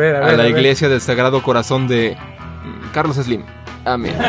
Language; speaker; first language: Spanish; native; Spanish